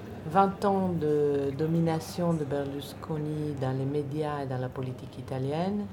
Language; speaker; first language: French; non-native, fluent; Italian